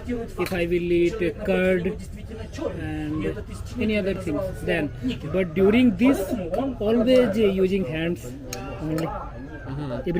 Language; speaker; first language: English; non-native, local second language; Hindi